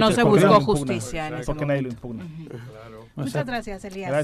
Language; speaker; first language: Spanish; native; Spanish